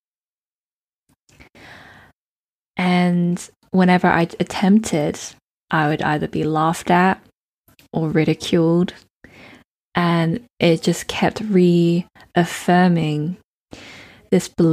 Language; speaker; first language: English; native; English